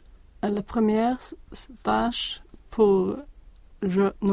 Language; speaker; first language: French; non-native, learner; Swedish